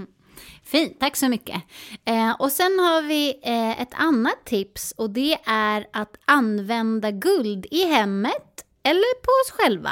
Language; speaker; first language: Swedish; native; Swedish